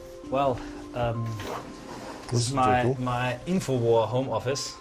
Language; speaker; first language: English; non-native, fluent; German